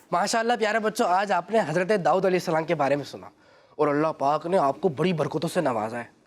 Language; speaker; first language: Urdu; native; Urdu